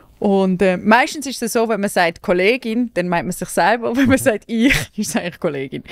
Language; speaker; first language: German; native; German